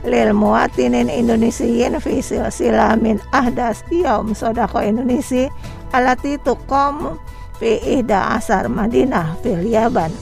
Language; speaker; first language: Arabic; non-native, fluent; Indonesian